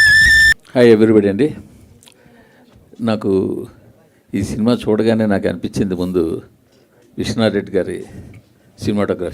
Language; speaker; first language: Telugu; native; Telugu